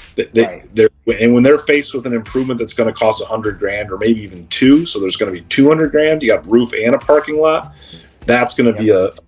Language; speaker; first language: English; native; English